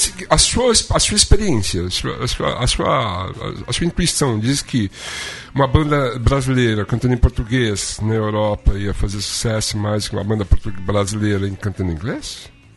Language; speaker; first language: Portuguese; native; Portuguese